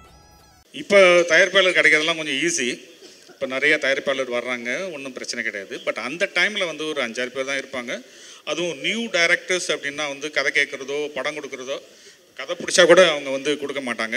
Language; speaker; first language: Tamil; native; Tamil